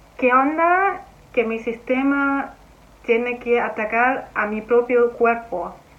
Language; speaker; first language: Spanish; non-native, fluent; German